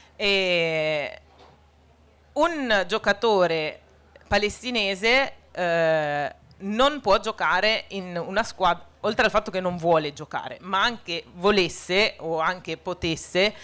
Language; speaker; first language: Italian; non-native, fluent; Arabic